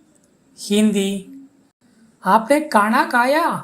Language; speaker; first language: Hindi; non-native, fluent; Tamil